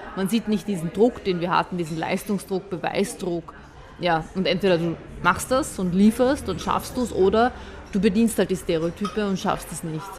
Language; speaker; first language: German; early bilingual, other home language; Bosnian